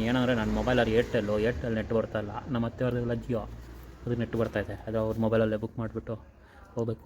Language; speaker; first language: Kannada; non-native, local second language; Telugu